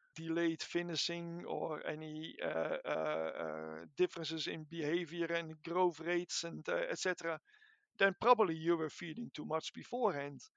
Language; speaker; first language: English; non-native, fluent; Dutch